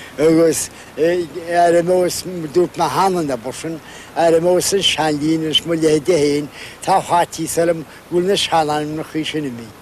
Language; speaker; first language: Irish; native; Irish